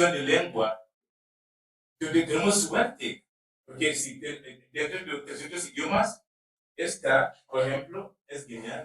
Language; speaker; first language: Spanish; non-native, learner; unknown